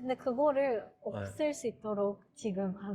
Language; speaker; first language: Korean; non-native, fluent; Japanese